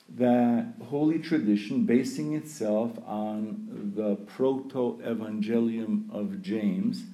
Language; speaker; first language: English; early bilingual, other home language; Ukrainian